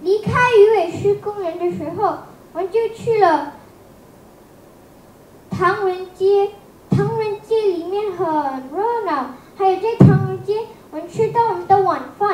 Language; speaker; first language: Chinese; non-native, learner; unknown